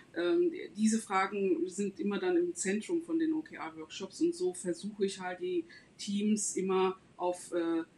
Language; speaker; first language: German; non-native, fluent; Turkish